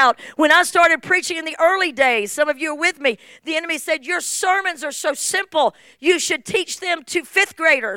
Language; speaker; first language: English; native; English